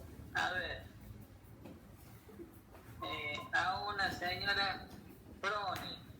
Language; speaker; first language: Spanish; native; Spanish